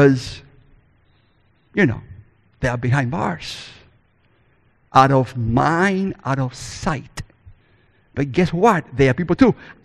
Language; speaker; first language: English; non-native, fluent; Spanish